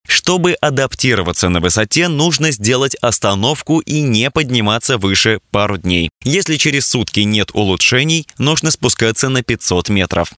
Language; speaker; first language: Russian; native; Russian